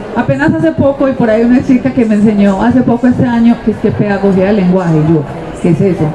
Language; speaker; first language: Spanish; native; Spanish